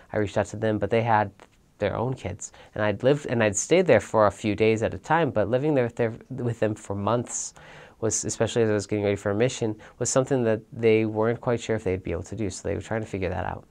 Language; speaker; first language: English; native; English